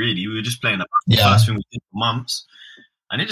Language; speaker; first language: English; native; English